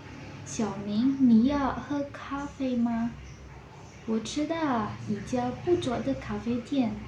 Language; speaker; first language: Chinese; non-native, learner; Indonesian